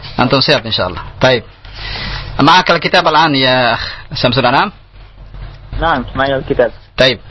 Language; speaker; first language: Arabic; non-native, fluent; Indonesian